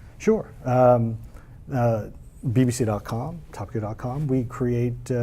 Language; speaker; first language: English; native; English